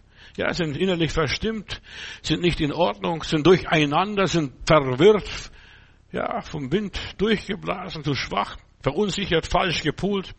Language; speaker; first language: German; native; German